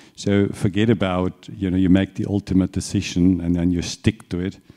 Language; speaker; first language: English; non-native, fluent; German